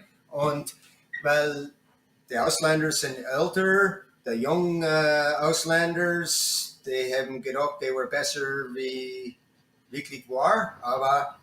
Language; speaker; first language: German; non-native, learner; English